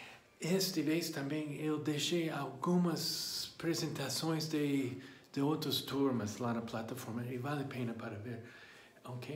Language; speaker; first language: Portuguese; non-native, fluent; English